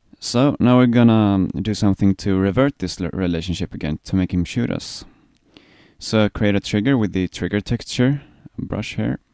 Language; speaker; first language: English; non-native, fluent; Swedish